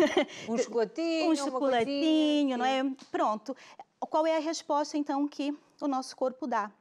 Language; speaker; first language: Portuguese; native; Portuguese